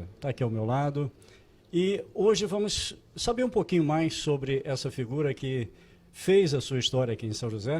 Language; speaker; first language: Portuguese; native; Portuguese